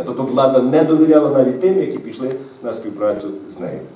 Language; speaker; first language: Ukrainian; native; Ukrainian